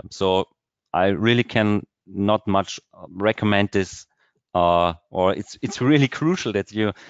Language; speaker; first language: English; non-native, fluent; German